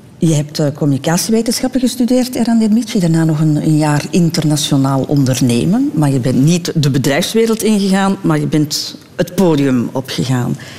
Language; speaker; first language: Dutch; native; Dutch